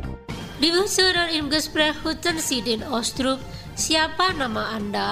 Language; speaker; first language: German; non-native, fluent; Indonesian